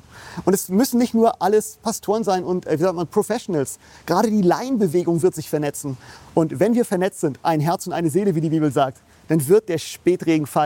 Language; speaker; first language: German; native; German